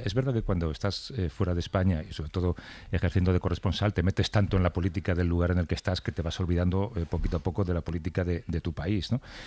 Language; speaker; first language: Spanish; native; Spanish